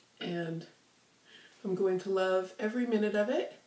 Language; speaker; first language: English; native; English